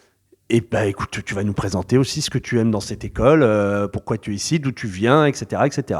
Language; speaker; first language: French; native; French